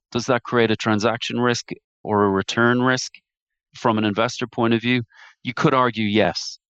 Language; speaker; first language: English; native; English